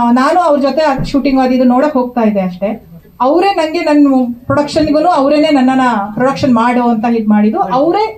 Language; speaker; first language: Kannada; non-native, local second language; Kodava